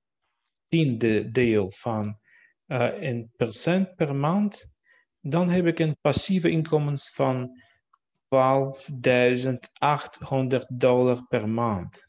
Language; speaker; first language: Dutch; non-native, fluent; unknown